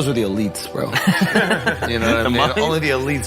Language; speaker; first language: English; native; English